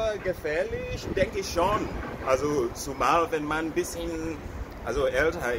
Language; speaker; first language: German; non-native, fluent; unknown